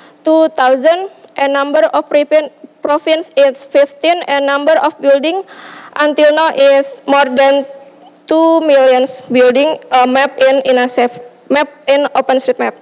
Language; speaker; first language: English; non-native, learner; Indonesian